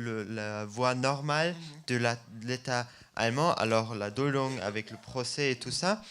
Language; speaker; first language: French; non-native, fluent; German